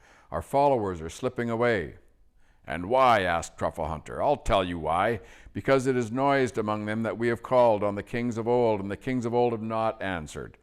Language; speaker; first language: English; native; English